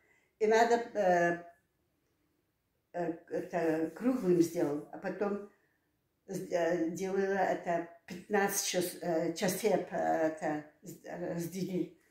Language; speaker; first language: Russian; non-native, local second language; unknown